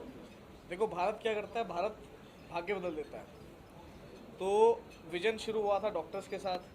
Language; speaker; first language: Hindi; native; Hindi